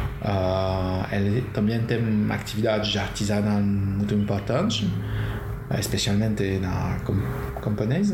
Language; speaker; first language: Portuguese; non-native, learner; French